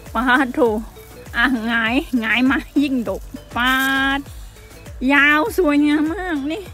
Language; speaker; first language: Thai; native; Thai